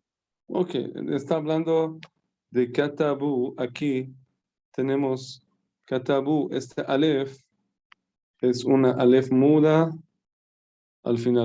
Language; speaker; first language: Spanish; non-native, fluent; Persian